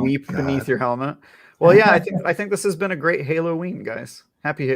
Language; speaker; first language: English; native; English